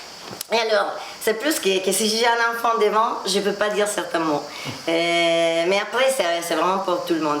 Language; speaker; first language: French; non-native, fluent; Italian